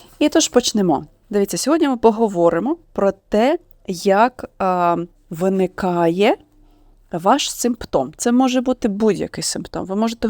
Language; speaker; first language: Ukrainian; non-native, local second language; Russian